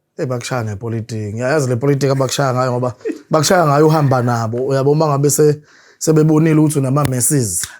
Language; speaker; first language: Zulu; native; Zulu